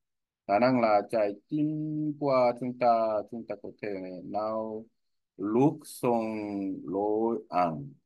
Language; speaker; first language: Vietnamese; non-native, learner; Korean